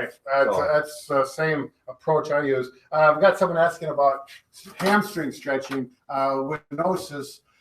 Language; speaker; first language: English; native; English